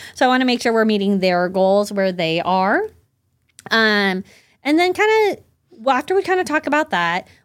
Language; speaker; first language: English; early bilingual, other home language; Chinese